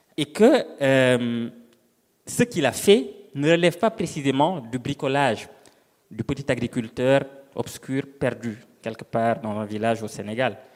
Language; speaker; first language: French; non-native, local second language; Serer